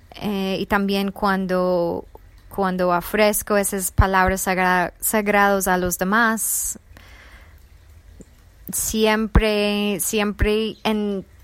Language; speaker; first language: Spanish; non-native, fluent; English